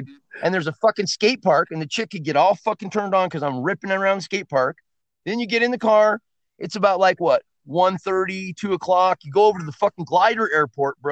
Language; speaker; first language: English; native; English